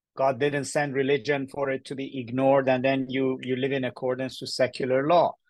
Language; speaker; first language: English; early bilingual, other home language; Persian